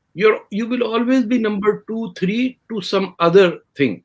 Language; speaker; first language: English; non-native, local second language; Urdu